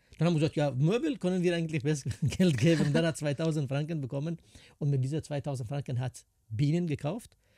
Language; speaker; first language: German; non-native, fluent; Kurdish